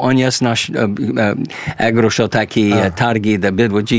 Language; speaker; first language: Polish; early bilingual, heritage; English